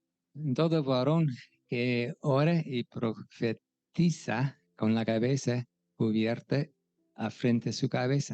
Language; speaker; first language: Spanish; non-native, fluent; English